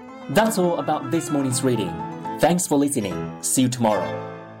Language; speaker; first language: English; non-native, fluent; Chinese